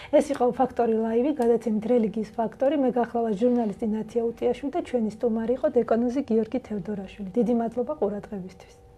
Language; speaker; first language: Georgian; native; Georgian